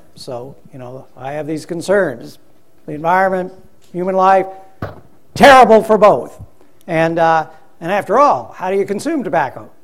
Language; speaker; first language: English; native; English